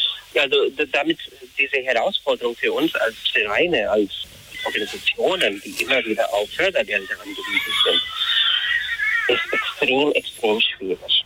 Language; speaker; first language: German; non-native, fluent; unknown